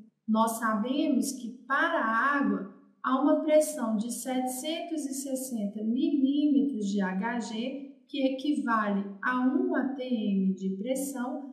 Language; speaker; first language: Portuguese; native; Portuguese